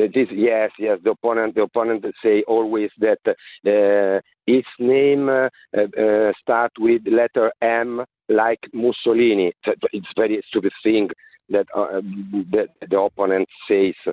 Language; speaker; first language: English; non-native, learner; Italian